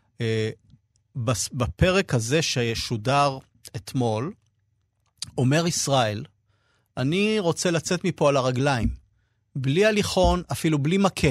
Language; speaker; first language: Hebrew; native; Hebrew